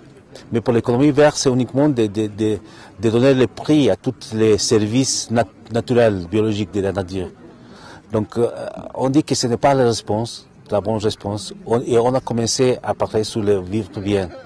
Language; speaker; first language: French; non-native, fluent; Spanish